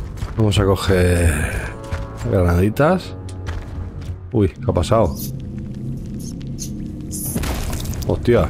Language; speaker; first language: Spanish; native; Spanish